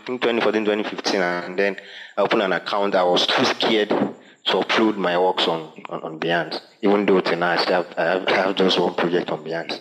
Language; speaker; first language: English; non-native, local second language; Yoruba